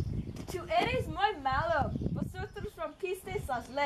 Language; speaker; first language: Spanish; non-native, learner; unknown